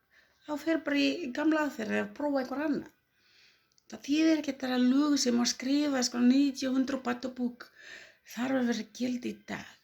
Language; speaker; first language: Icelandic; non-native, learner; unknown